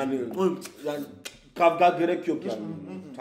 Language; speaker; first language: Turkish; non-native, learner; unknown